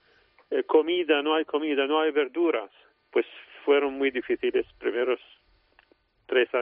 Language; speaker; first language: Spanish; non-native, fluent; Arabic